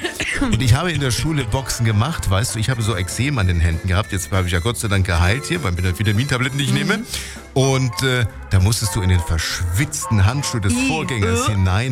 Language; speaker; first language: German; native; German